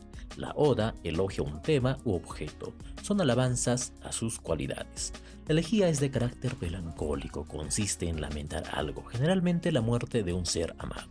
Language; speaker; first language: Spanish; native; Spanish